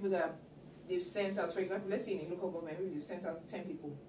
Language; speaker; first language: English; non-native, local second language; Yoruba